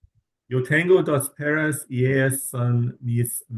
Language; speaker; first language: Spanish; non-native, learner; English